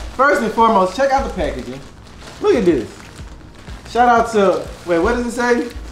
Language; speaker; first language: English; native; English